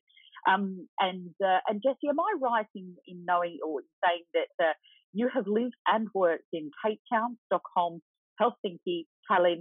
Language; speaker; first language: English; native; English